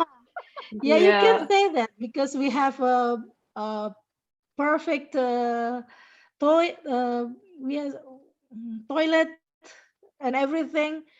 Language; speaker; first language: English; non-native, learner; Indonesian